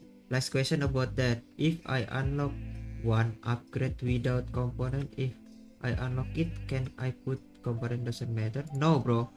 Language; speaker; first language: English; non-native, learner; Indonesian